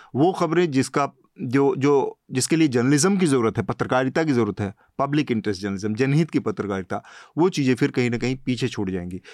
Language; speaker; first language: Hindi; native; Hindi